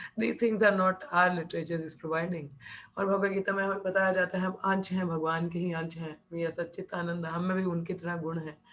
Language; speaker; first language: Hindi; non-native, local second language; Punjabi